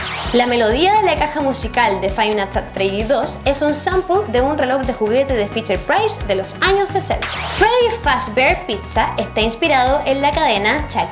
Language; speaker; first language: Spanish; native; Spanish